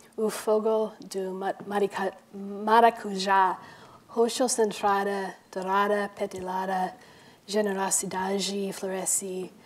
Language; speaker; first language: Portuguese; non-native, learner; English